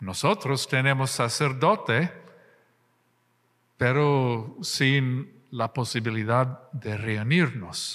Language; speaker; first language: Spanish; non-native, fluent; English